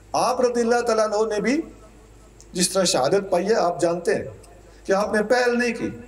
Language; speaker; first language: Urdu; non-native, local second language; Punjabi